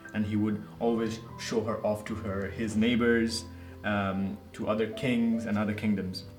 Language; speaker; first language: English; non-native, local second language; Nepali